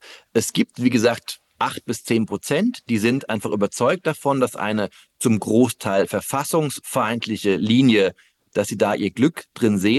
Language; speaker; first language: German; native; German